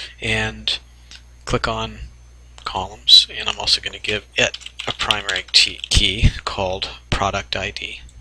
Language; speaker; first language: English; native; English